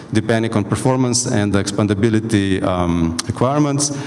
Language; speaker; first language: English; non-native, fluent; Slovenian